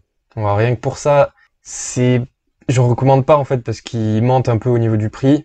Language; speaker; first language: French; native; French